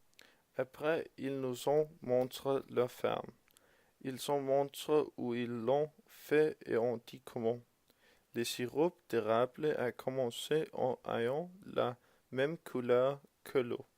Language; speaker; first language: French; non-native, learner; Danish